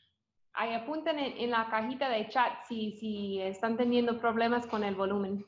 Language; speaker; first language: Spanish; non-native, fluent; English